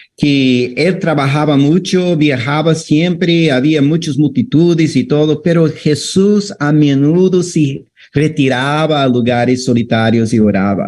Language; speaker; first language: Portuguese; non-native, fluent; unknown